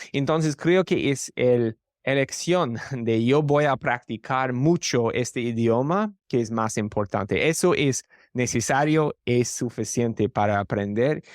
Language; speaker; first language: Spanish; non-native, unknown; English